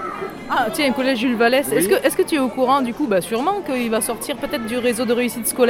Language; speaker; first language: French; native; French